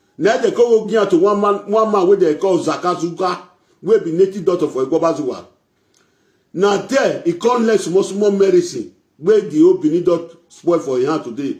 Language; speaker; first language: Nigerian Pidgin; non-native, local second language; Bini